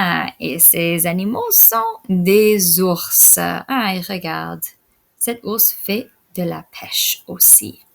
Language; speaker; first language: French; non-native, local second language; English